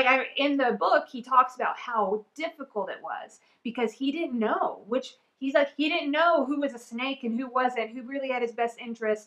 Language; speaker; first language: English; native; English